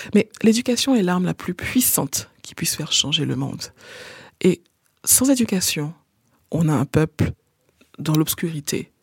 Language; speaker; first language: French; non-native, local second language; Haitian Creole